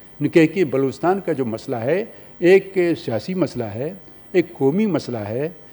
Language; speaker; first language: Urdu; non-native, local second language; Baluchi